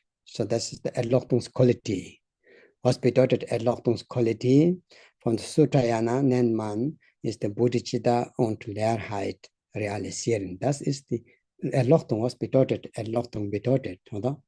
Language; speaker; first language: German; non-native, learner; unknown